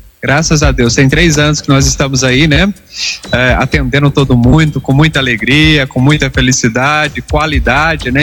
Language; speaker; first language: Portuguese; native; Portuguese